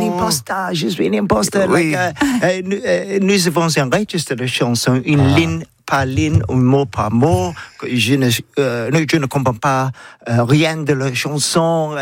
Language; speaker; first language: French; non-native, learner; English